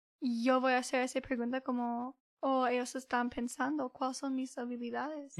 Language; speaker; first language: Spanish; early bilingual, heritage; English